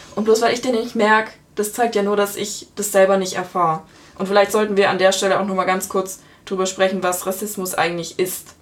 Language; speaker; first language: German; native; German